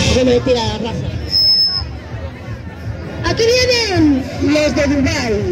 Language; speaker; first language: Spanish; native; Spanish